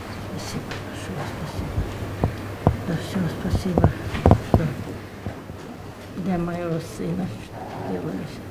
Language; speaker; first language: Russian; non-native, local second language; Chechen